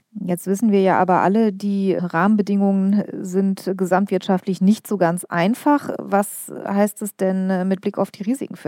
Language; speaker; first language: German; native; German